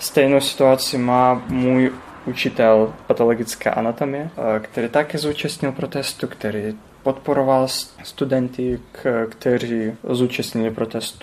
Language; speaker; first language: Czech; non-native, learner; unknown